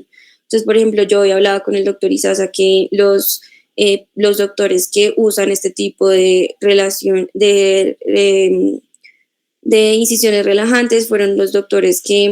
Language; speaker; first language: Spanish; native; Spanish